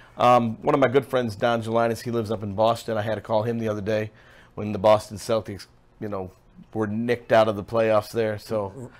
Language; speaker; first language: English; native; English